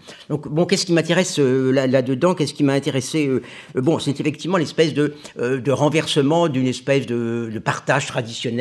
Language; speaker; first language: French; native; French